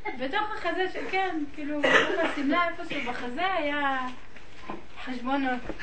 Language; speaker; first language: Hebrew; non-native, fluent; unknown